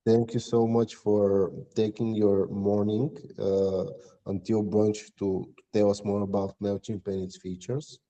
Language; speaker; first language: English; non-native, fluent; Bulgarian